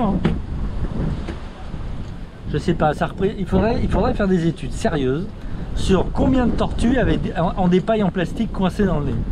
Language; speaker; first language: French; native; French